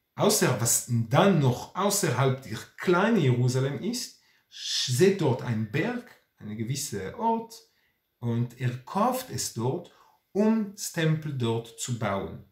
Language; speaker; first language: German; non-native, fluent; Hebrew